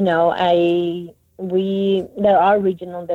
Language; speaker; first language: English; native; English